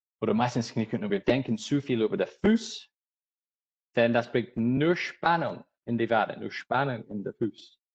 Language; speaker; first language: German; non-native, learner; English